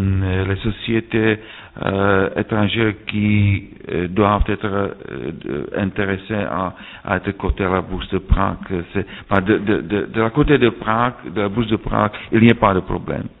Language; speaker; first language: French; non-native, fluent; Czech